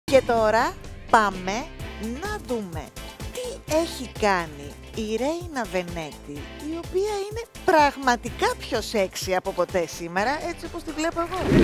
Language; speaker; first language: Greek; native; Greek